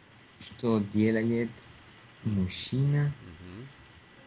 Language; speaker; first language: Russian; non-native, learner; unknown